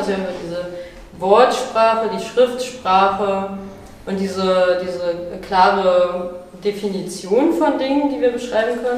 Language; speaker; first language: German; native; German